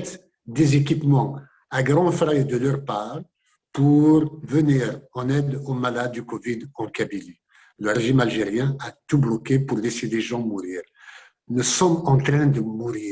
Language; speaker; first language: French; non-native, local second language; Kabyle